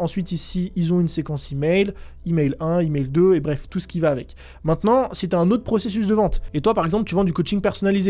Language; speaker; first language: French; native; French